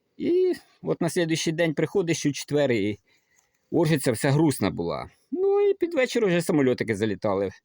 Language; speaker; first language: Ukrainian; non-native, local second language; Russian